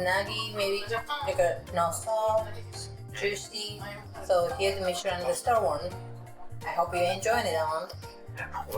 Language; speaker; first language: English; non-native, learner; Japanese